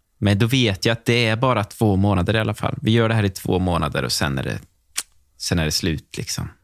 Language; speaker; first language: Swedish; native; Swedish